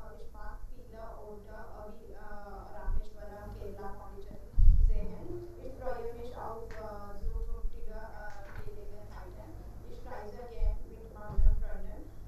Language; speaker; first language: German; non-native, learner; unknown